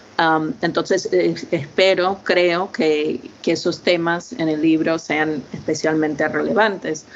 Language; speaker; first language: Spanish; non-native, fluent; English